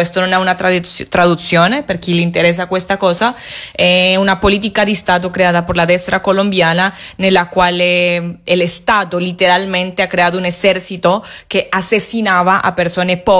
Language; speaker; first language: Italian; non-native, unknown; Spanish